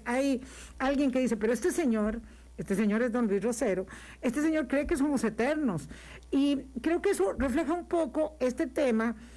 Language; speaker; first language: Spanish; native; Spanish